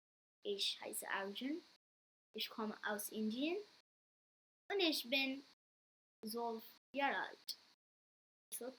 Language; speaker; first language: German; non-native, learner; English